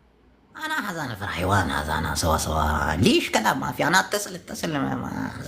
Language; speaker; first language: Arabic; non-native, learner; Amharic